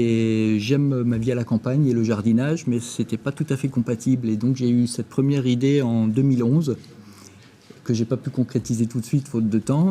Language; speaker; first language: French; native; French